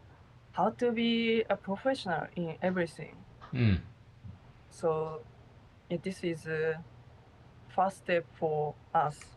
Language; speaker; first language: English; non-native, learner; Japanese